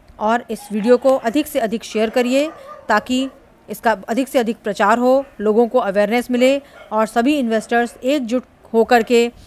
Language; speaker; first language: Hindi; native; Hindi